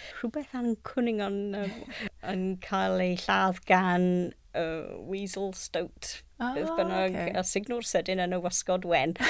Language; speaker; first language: Welsh; non-native, local second language; English